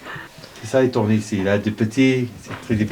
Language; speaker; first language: French; non-native, learner; Arabic